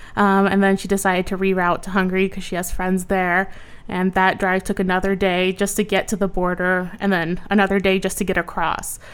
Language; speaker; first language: English; early bilingual, other home language; Ukrainian